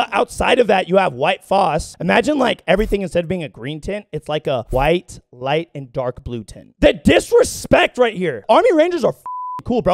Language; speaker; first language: English; native; English